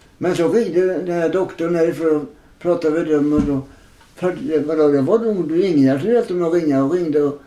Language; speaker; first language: Swedish; native; Swedish